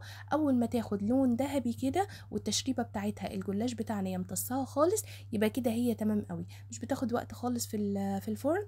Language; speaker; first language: Arabic; native; Arabic